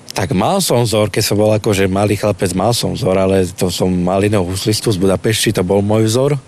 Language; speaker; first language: Slovak; native; Slovak